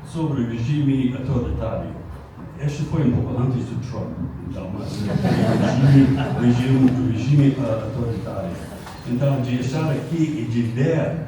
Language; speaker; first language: Portuguese; non-native, fluent; English